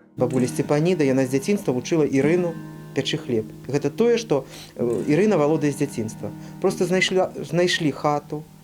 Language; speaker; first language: Belarusian; native; Belarusian